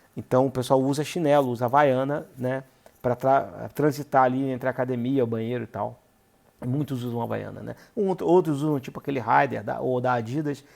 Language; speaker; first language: Portuguese; native; Portuguese